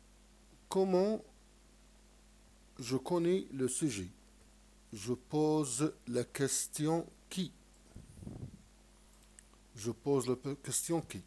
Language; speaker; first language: French; non-native, local second language; Arabic